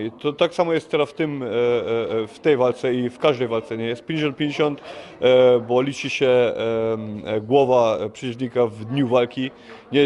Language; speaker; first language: Polish; early bilingual, heritage; Polish